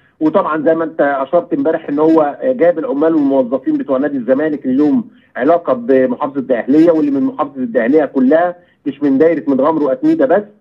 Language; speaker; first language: Arabic; native; Arabic